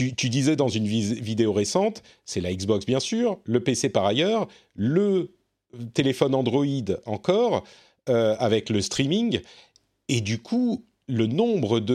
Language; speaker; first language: French; native; French